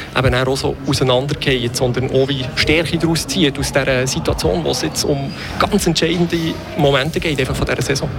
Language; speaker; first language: German; native; German